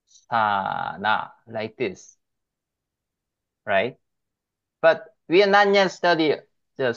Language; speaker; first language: English; non-native, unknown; Korean